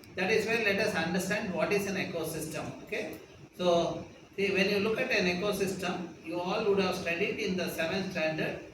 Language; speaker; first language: English; non-native, local second language; Kannada